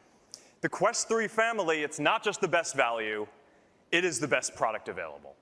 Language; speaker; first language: English; native; English